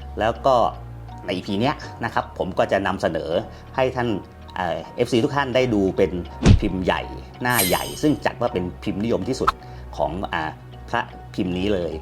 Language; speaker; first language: Thai; native; Thai